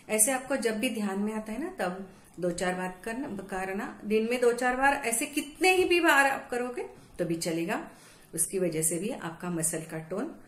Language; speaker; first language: Hindi; non-native, local second language; Marathi